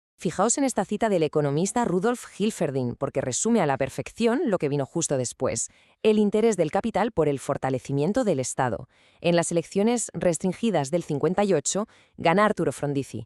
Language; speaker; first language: Spanish; native; Spanish